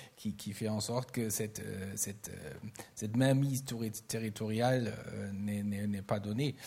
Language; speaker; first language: French; non-native, fluent; German